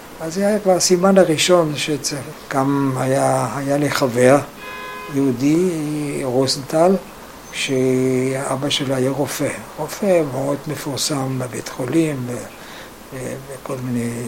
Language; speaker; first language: Hebrew; non-native, fluent; German